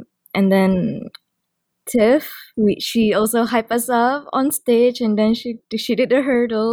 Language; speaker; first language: English; non-native, local second language; Malay